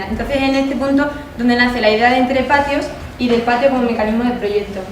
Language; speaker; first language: Spanish; native; Spanish